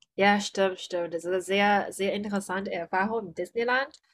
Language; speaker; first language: German; non-native, learner; Chinese